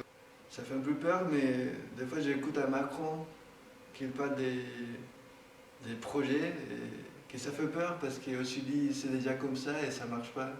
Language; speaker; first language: French; non-native, fluent; Spanish